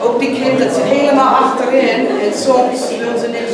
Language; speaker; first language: Dutch; non-native, learner; English